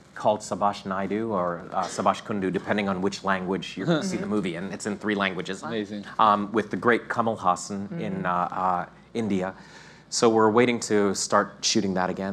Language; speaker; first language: English; native; English